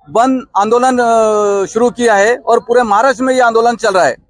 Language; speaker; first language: Hindi; non-native, local second language; Marathi